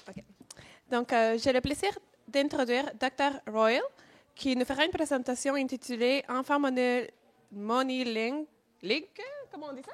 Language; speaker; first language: French; non-native, learner; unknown